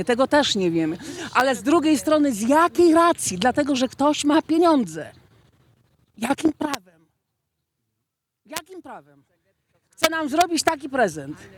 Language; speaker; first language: Polish; native; Polish